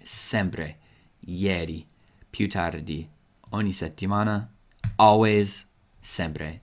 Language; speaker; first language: Italian; non-native, fluent; English